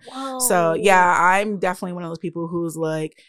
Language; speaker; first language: English; native; English